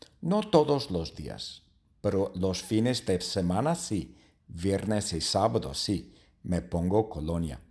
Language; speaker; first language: Spanish; non-native, learner; English